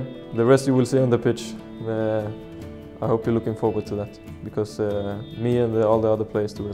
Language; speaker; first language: English; non-native, fluent; Swedish